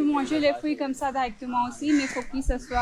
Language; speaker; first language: French; non-native, fluent; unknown